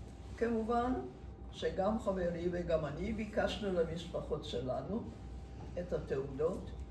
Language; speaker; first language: Hebrew; non-native, fluent; Hungarian